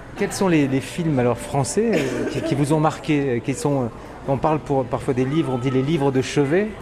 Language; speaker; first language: French; native; French